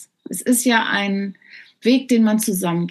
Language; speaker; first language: German; non-native, fluent; English